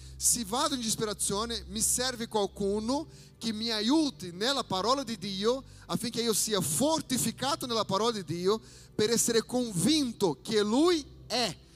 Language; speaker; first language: Italian; non-native, fluent; Portuguese